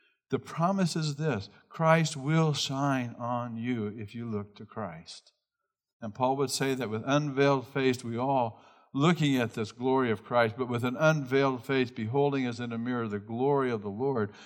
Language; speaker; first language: English; native; English